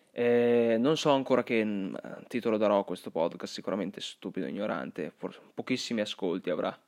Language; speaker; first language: Italian; early bilingual, other home language; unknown